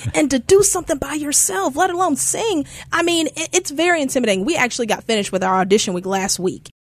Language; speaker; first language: English; native; English